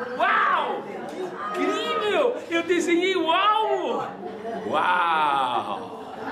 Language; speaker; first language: Portuguese; non-native, fluent; French